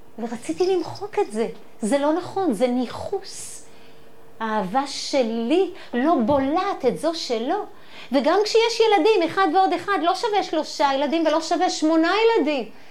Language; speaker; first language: Hebrew; native; Hebrew